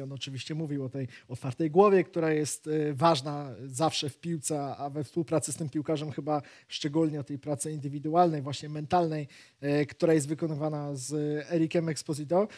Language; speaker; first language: Polish; native; Polish